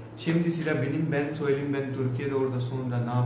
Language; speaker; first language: Turkish; non-native, learner; Urdu